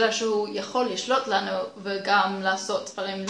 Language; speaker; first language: Hebrew; non-native, learner; English